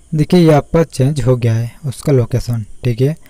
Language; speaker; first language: Hindi; native; Hindi